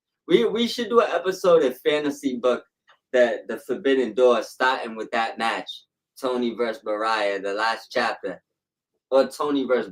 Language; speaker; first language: English; native; English